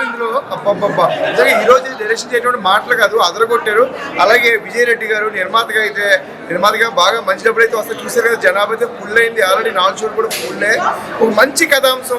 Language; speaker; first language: Telugu; native; Telugu